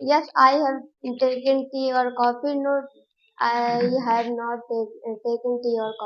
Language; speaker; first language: English; non-native, learner; Hindi